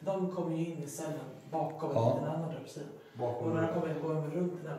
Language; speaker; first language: Swedish; native; Swedish